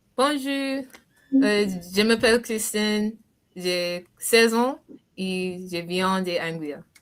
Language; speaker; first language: French; non-native, learner; English